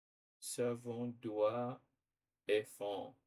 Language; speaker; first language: French; non-native, learner; Portuguese